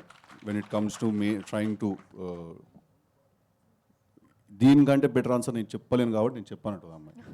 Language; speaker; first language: Telugu; native; Telugu